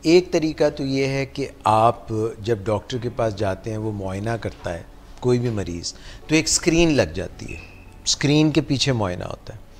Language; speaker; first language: Urdu; native; Urdu